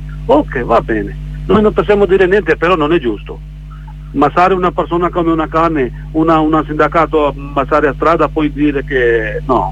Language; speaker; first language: Italian; non-native, learner; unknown